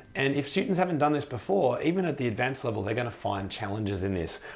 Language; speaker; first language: English; native; English